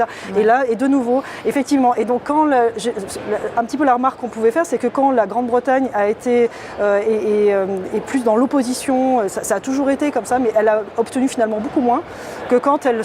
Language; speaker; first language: French; native; French